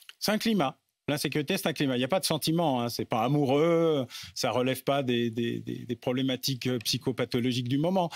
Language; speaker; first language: French; native; French